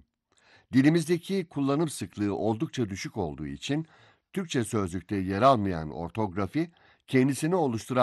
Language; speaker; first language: Turkish; native; Turkish